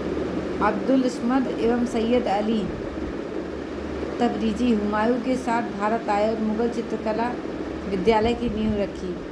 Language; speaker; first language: Hindi; native; Hindi